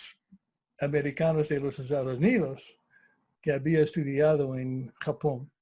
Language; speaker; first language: Spanish; non-native, fluent; English